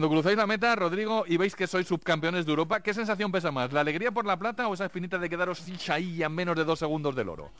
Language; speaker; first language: Spanish; native; Spanish